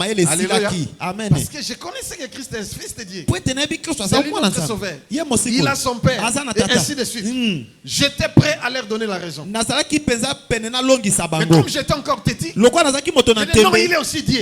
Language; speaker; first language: French; non-native, local second language; Lingala